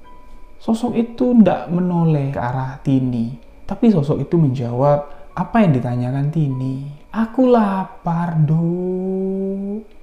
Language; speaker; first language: Indonesian; native; Indonesian